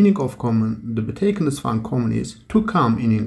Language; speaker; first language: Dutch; non-native, learner; Turkish